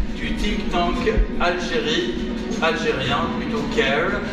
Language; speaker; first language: French; non-native, local second language; Arabic